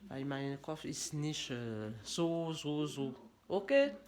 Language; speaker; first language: German; non-native, learner; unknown